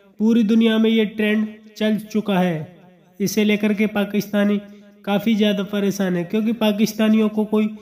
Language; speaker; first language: Hindi; native; Hindi